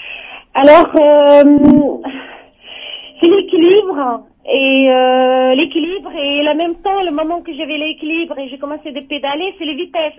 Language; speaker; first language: French; non-native, learner; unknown